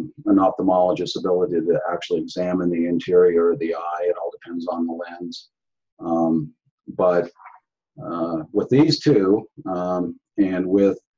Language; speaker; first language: English; native; English